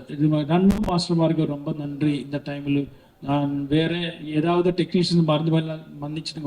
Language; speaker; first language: Tamil; non-native, learner; Malayalam